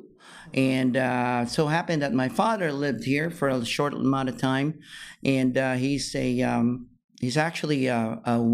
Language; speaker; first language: English; non-native, local second language; Filipino